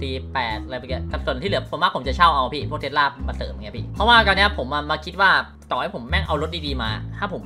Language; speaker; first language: Thai; native; Thai